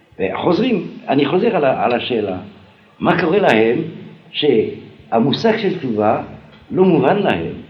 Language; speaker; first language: Hebrew; non-native, fluent; French